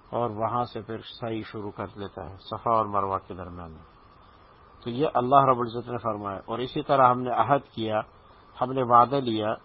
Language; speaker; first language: Urdu; native; Urdu